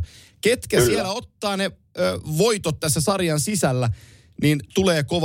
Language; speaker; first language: Finnish; native; Finnish